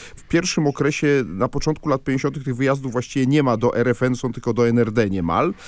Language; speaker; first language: Polish; native; Polish